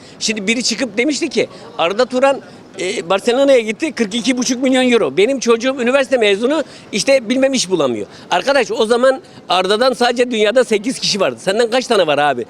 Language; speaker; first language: Turkish; native; Turkish